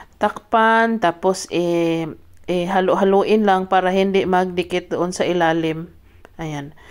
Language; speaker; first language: Filipino; non-native, local second language; Cebuano